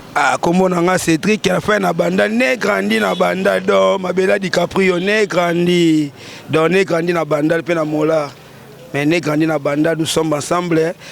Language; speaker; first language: Lingala; native; Lingala